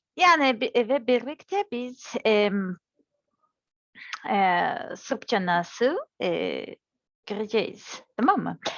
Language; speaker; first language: Turkish; non-native, learner; Serbian